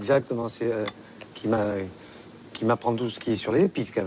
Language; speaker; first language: French; native; French